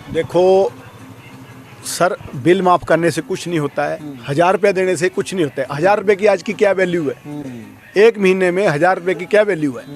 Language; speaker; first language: Hindi; non-native, local second language; Punjabi